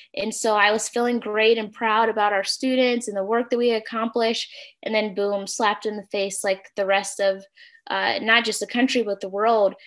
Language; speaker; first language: English; native; English